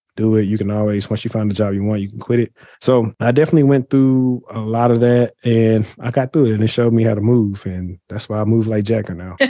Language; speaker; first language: English; native; English